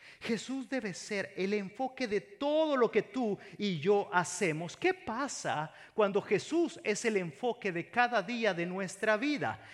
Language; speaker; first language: Spanish; native; Spanish